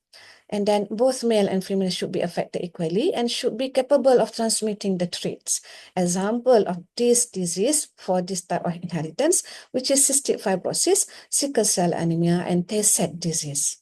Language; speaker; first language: English; non-native, local second language; Malay